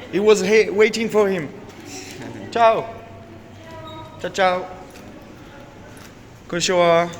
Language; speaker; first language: English; non-native, learner; French